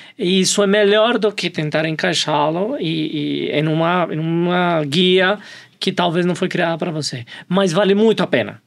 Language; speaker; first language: Portuguese; non-native, fluent; Spanish